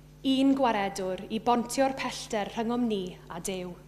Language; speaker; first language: Welsh; native; Welsh